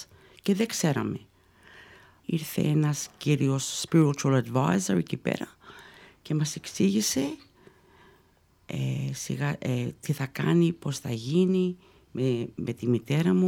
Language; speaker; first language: Greek; early bilingual, heritage; Greek